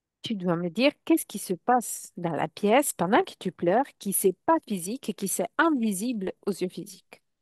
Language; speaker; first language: French; non-native, fluent; Italian